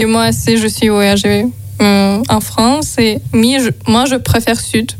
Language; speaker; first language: French; non-native, learner; Azerbaijani